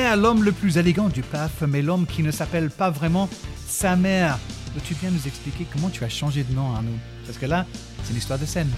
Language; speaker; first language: French; non-native, fluent; English